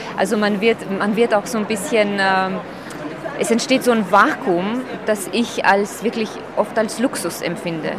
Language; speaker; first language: German; early bilingual, other home language; Slovak